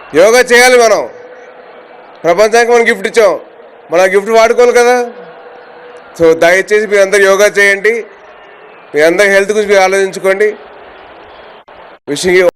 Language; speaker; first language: Telugu; native; Telugu